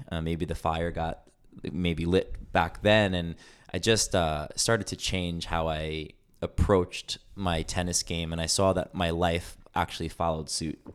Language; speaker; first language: English; early bilingual, other home language; Greek